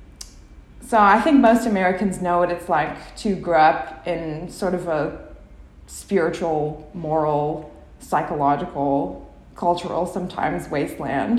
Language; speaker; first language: English; native; English